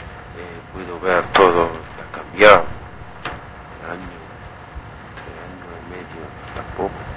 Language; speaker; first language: Spanish; non-native, learner; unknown